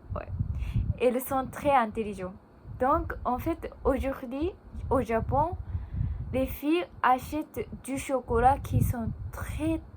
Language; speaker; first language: French; non-native, learner; Japanese